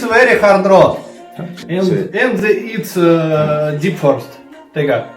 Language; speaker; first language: English; non-native, learner; Russian